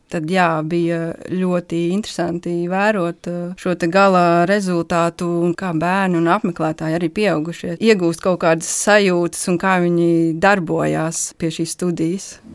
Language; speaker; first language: Latvian; native; Latvian